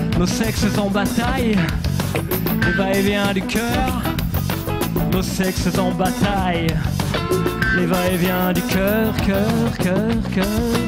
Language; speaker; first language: French; native; French